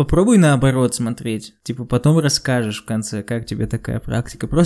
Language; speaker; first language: Russian; native; Russian